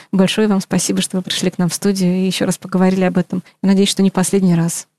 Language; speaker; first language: Russian; native; Russian